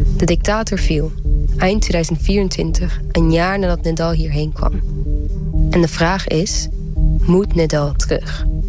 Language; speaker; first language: Dutch; early bilingual, heritage; Dutch